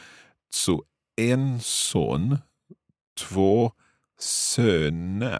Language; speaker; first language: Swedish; non-native, learner; English